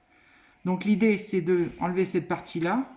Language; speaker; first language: French; native; French